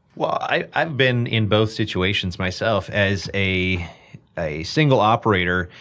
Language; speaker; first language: English; native; English